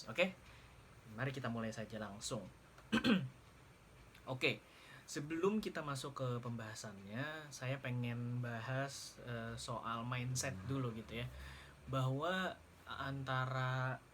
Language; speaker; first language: Indonesian; native; Indonesian